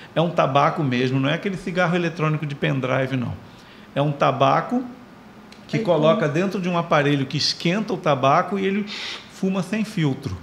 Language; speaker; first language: Portuguese; native; Portuguese